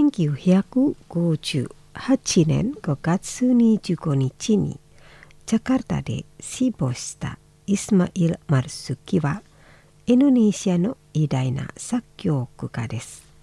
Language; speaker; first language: Japanese; non-native, fluent; Indonesian